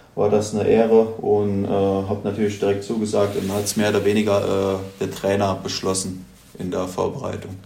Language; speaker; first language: German; native; German